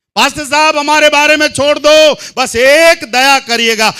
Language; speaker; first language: Hindi; non-native, local second language; Telugu